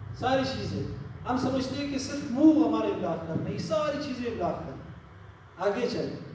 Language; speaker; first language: Urdu; non-native, local second language; Pashto